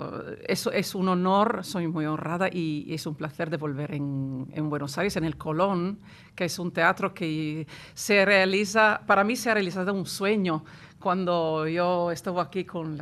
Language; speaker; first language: Spanish; non-native, fluent; Italian